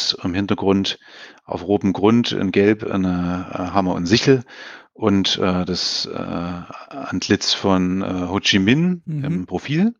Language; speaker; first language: German; native; German